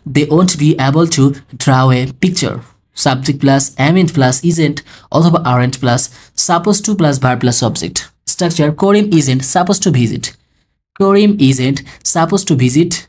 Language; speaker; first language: English; non-native, learner; Bangla